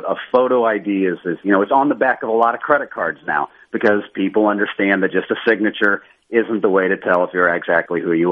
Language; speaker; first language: English; native; English